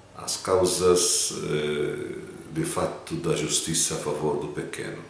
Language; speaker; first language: Portuguese; non-native, fluent; Maltese